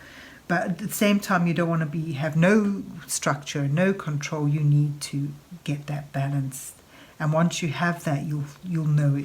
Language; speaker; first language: English; native; English